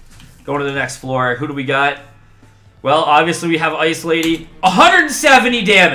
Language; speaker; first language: English; native; English